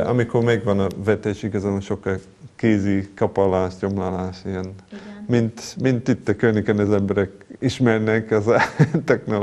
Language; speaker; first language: Hungarian; non-native, fluent; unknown